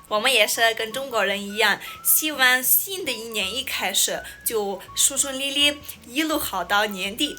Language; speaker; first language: Chinese; non-native, fluent; Armenian